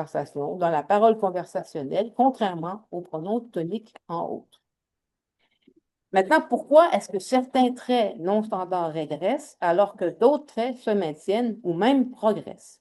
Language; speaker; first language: French; native; French